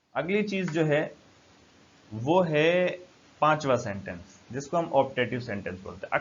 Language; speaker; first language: Urdu; native; Urdu